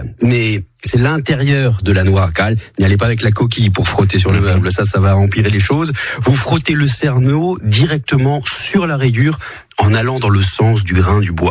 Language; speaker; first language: French; native; French